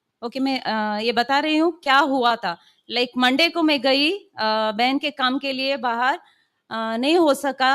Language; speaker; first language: Hindi; non-native, local second language; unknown